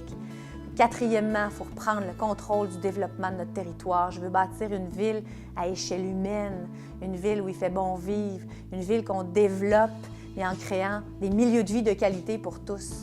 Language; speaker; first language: French; native; French